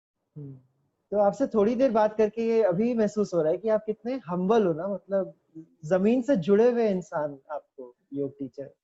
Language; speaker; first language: Hindi; native; Hindi